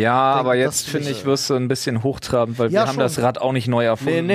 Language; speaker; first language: German; native; German